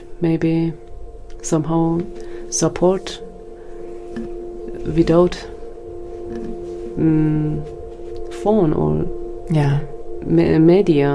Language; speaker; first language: English; non-native, learner; Persian